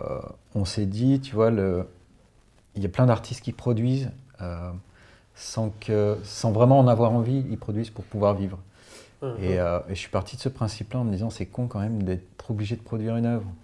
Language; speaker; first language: French; native; French